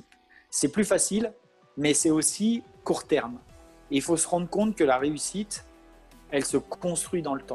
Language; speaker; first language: French; native; French